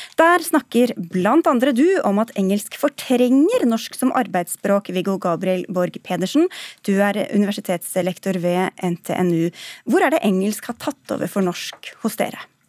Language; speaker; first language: Norwegian; native; Norwegian